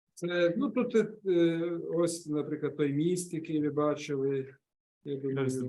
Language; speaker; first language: Ukrainian; native; Ukrainian